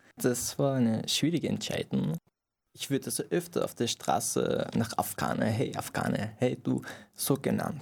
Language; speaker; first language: German; non-native, fluent; Persian